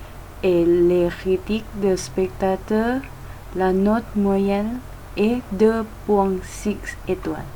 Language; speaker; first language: French; non-native, learner; Thai